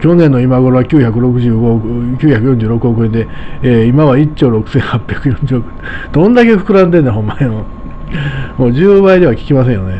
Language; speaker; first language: Japanese; native; Japanese